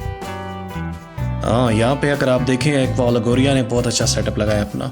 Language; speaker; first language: Urdu; non-native, local second language; Pashto